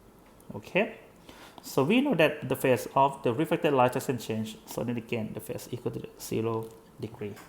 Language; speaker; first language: English; non-native, fluent; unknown